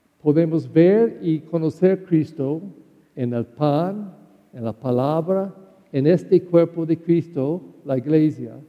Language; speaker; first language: Spanish; non-native, learner; English